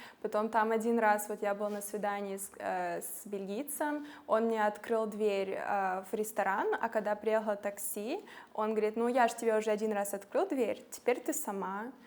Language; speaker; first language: Russian; non-native, fluent; English